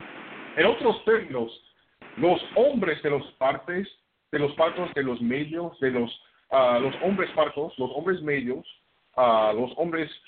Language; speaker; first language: Spanish; non-native, fluent; English